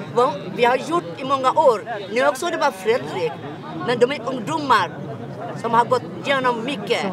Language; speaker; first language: Swedish; non-native, fluent; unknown